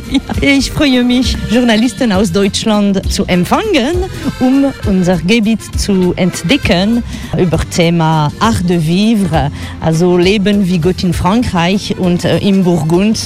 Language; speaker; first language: German; non-native, fluent; French